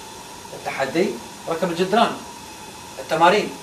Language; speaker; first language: Arabic; native; Arabic